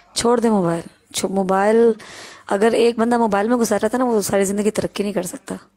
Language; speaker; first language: Urdu; non-native, local second language; Punjabi